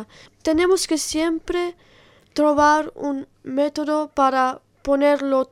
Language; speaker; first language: Spanish; non-native, learner; Italian